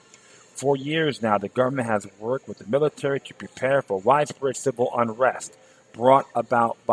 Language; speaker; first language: English; native; English